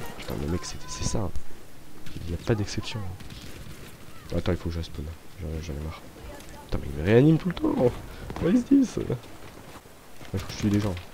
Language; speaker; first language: French; native; French